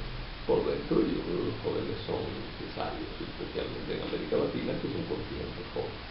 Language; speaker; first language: Spanish; native; Spanish